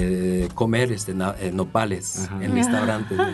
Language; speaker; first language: Spanish; non-native, fluent; Japanese